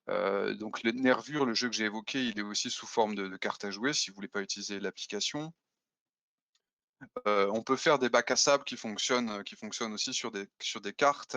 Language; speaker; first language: French; native; French